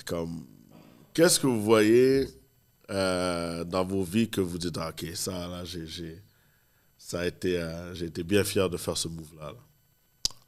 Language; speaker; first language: French; native; French